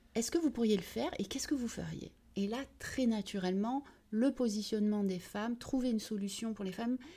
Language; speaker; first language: French; early bilingual, other home language; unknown